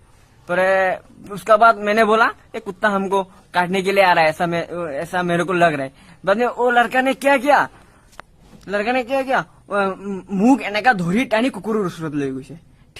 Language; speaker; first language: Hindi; non-native, local second language; Assamese